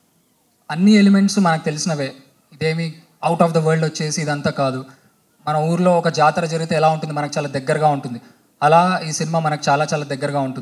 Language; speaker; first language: Telugu; native; Telugu